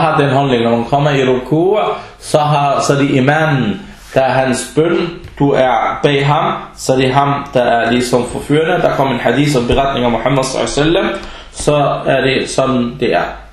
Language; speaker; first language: Danish; early bilingual, other home language; Arabic